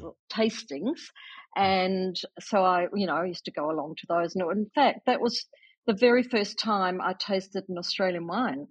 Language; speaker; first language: English; native; English